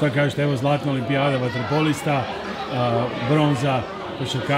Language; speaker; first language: Serbian; native; Serbian